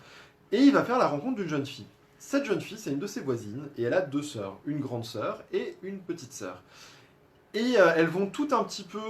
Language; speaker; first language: French; native; French